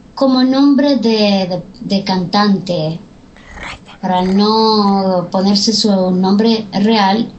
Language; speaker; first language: Spanish; non-native, fluent; Romanian